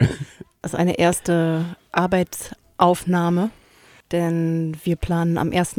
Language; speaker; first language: German; native; German